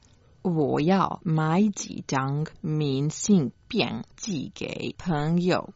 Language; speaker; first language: Chinese; non-native, learner; Croatian